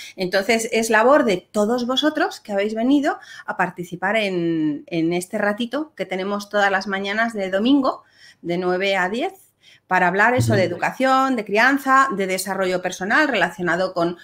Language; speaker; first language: Spanish; native; Spanish